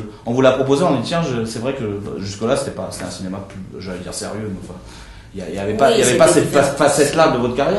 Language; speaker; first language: French; native; French